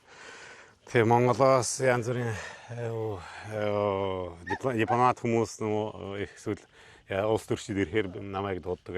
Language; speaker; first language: Mongolian; non-native, fluent; Hungarian